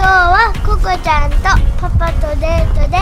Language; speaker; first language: Japanese; early bilingual, heritage; Japanese